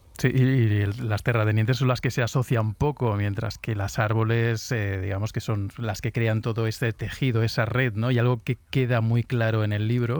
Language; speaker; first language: Spanish; native; Spanish